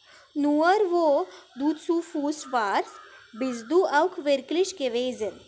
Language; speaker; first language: German; non-native, learner; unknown